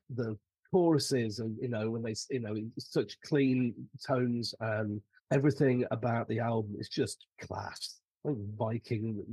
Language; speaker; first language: English; native; English